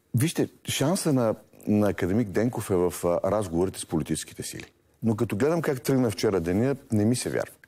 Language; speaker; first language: Bulgarian; native; Bulgarian